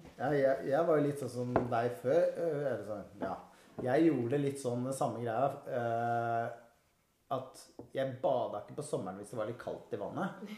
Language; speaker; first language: Norwegian; native; Norwegian